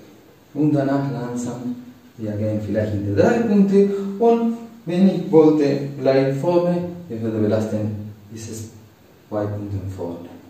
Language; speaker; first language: German; non-native, learner; Spanish